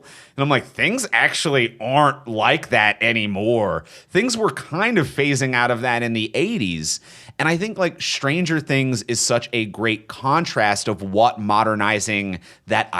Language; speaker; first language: English; native; English